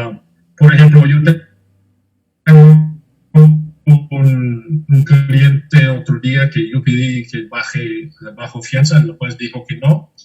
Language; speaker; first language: Spanish; non-native, fluent; English